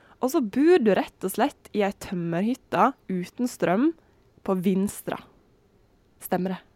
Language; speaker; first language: Norwegian; native; Norwegian